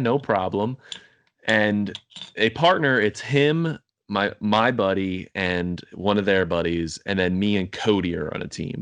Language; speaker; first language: English; native; English